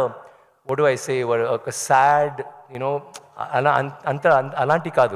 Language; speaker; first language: Telugu; non-native, learner; Tamil